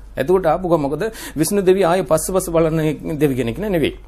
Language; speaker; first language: Sinhala; non-native, fluent; Tamil